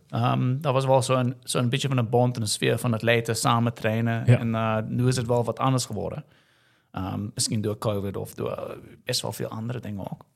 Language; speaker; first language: Dutch; non-native, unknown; English